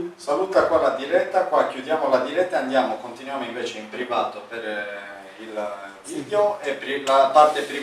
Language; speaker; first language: Italian; native; Italian